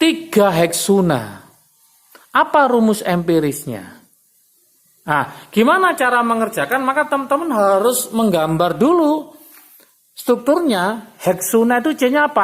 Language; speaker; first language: Indonesian; native; Indonesian